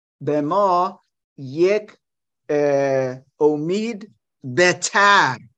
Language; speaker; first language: Persian; non-native, learner; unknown